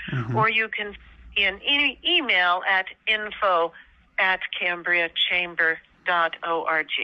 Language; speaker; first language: English; native; English